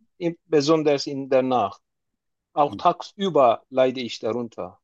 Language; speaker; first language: German; non-native, learner; Turkish